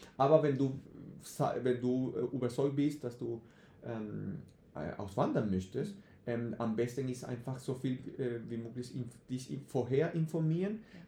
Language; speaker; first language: German; non-native, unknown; Spanish